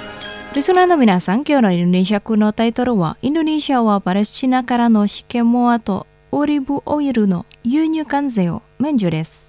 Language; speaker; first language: Japanese; non-native, fluent; Indonesian